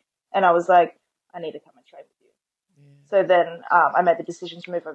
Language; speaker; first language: English; native; English